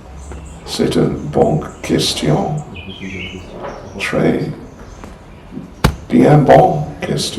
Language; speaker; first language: French; non-native, learner; English